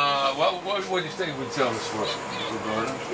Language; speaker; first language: English; native; English